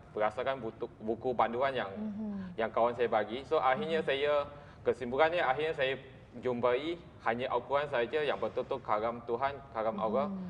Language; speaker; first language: Malay; non-native, local second language; English